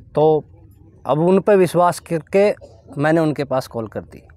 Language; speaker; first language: Hindi; native; Hindi